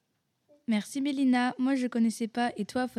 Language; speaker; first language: French; native; French